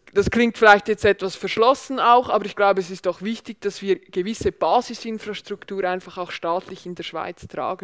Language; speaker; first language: German; native; German